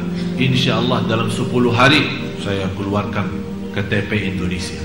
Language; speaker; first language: Indonesian; non-native, fluent; Arabic